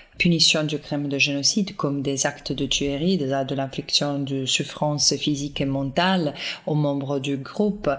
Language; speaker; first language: French; non-native, fluent; Italian